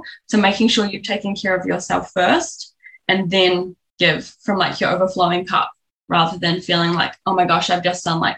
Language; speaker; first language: English; native; English